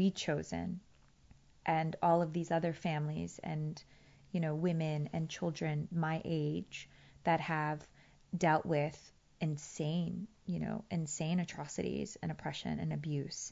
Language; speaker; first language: English; early bilingual, other home language; Persian